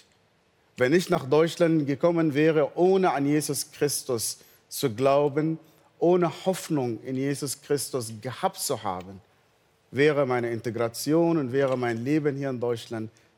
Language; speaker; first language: German; non-native, fluent; Arabic